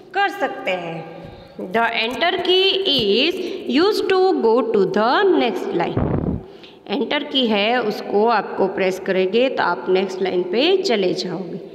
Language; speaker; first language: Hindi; non-native, local second language; Gujarati